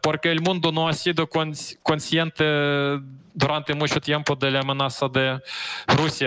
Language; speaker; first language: Spanish; non-native, fluent; Ukrainian